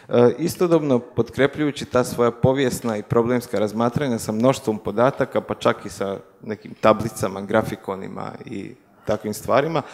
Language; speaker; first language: Croatian; native; Croatian